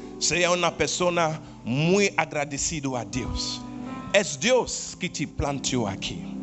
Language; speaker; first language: Portuguese; non-native, learner; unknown